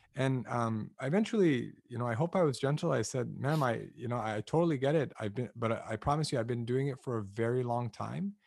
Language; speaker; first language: English; native; English